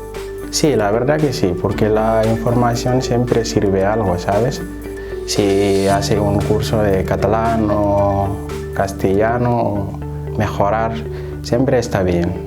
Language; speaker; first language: Spanish; non-native, learner; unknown